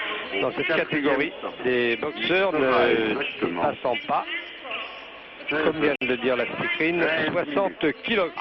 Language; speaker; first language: French; native; French